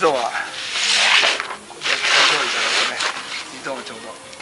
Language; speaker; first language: Japanese; native; Japanese